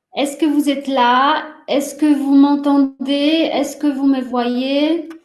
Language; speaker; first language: French; non-native, fluent; Polish